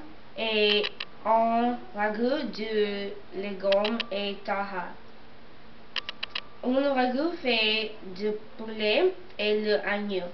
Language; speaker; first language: French; non-native, learner; English